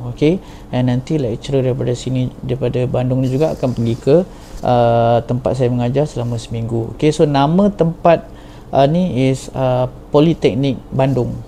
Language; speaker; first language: Malay; native; Malay